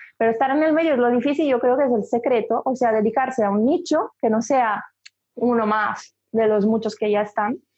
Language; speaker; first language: Spanish; non-native, fluent; Italian